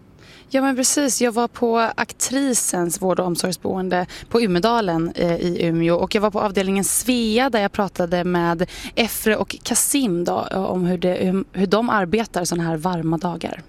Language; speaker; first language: Swedish; native; Swedish